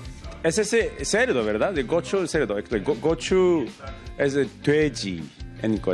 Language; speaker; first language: Spanish; non-native, learner; Korean